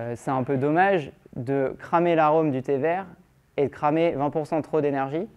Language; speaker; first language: French; native; French